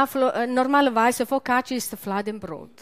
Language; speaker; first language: German; non-native, learner; Italian